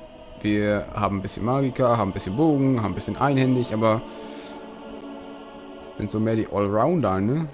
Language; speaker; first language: German; native; German